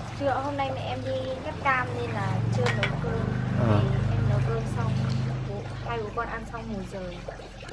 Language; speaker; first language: Vietnamese; non-native, local second language; Hmong